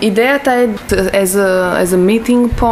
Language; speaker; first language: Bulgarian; non-native, learner; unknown